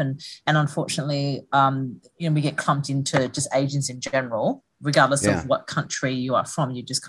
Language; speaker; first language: English; native; English